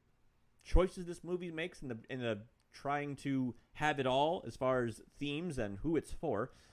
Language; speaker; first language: English; native; English